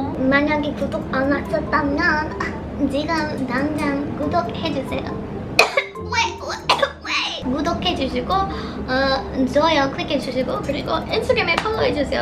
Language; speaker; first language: Korean; non-native, fluent; English